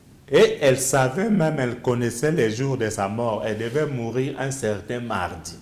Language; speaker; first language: French; non-native, local second language; Lingala